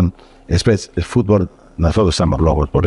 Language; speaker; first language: Spanish; non-native, fluent; Italian